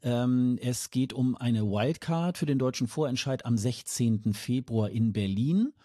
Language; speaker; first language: German; native; German